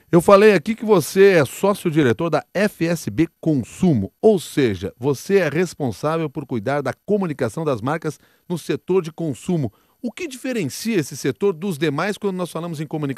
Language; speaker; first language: Portuguese; native; Portuguese